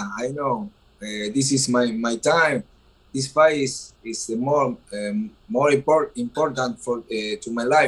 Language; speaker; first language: English; non-native, learner; Spanish